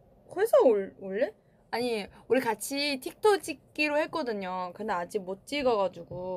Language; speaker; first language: Korean; non-native, fluent; Chinese